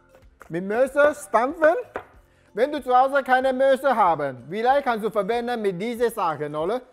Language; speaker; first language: German; non-native, learner; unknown